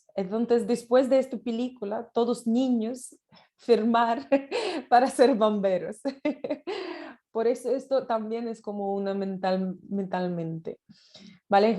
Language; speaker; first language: Spanish; non-native, learner; Russian